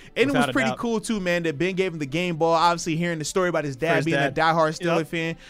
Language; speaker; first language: English; native; English